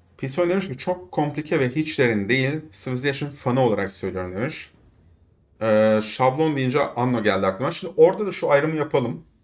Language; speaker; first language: Turkish; native; Turkish